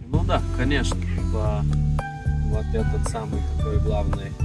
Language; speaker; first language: Russian; non-native, fluent; Lithuanian